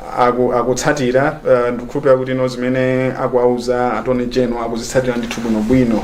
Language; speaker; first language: Nyanja; native; Nyanja